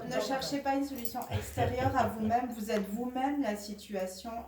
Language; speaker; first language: French; native; French